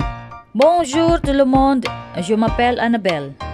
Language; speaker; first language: French; non-native, fluent; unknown